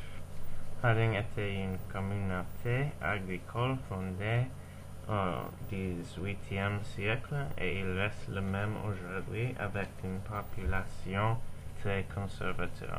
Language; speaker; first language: French; non-native, learner; English